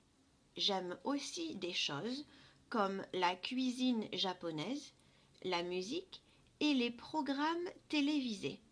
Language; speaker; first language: French; non-native, fluent; English